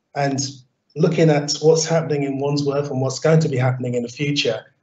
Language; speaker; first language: English; native; English